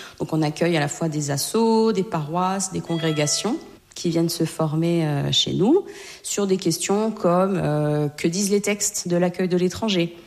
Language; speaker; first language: French; native; French